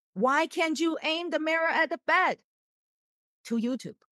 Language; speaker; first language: English; non-native, fluent; Chinese